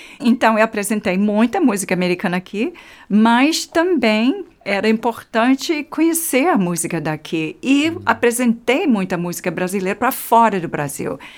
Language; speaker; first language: Portuguese; non-native, fluent; English